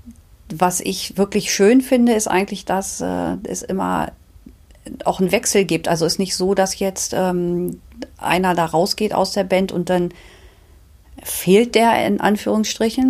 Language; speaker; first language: German; native; German